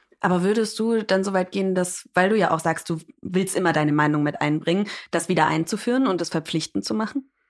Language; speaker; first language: German; early bilingual, other home language; English